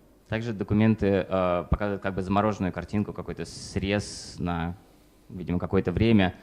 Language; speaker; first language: Russian; native; Russian